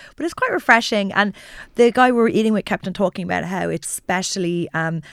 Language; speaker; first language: English; native; English